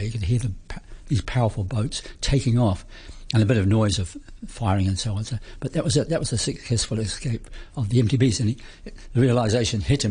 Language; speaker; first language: English; native; English